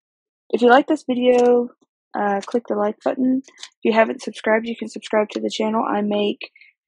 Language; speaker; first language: English; native; English